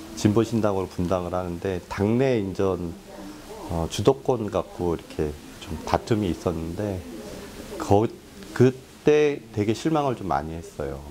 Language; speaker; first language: Korean; native; Korean